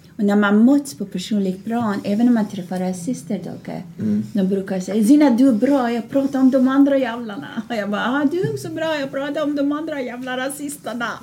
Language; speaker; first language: Swedish; non-native, fluent; Persian